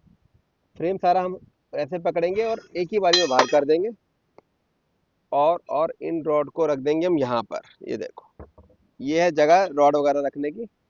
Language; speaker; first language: Hindi; native; Hindi